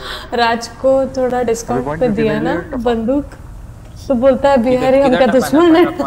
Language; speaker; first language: Hindi; native; Hindi